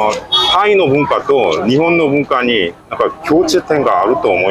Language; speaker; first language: Japanese; non-native, fluent; Korean